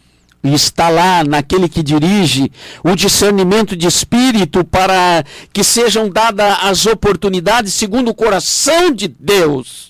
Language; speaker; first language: Portuguese; native; Portuguese